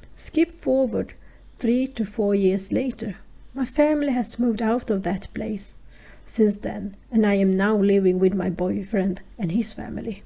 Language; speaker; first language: English; non-native, fluent; Swedish